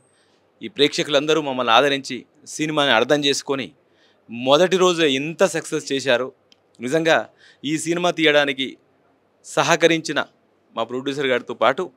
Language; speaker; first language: Telugu; native; Telugu